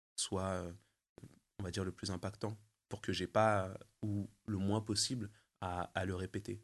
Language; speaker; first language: French; early bilingual, other home language; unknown